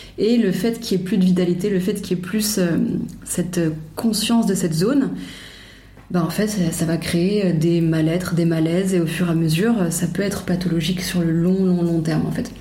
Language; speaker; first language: French; native; French